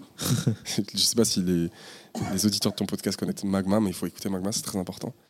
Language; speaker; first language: French; native; French